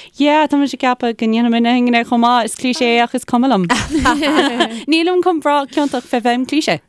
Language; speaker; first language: Irish; non-native, local second language; English